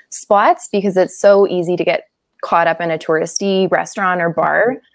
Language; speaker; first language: English; native; English